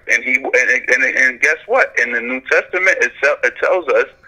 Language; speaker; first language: English; native; English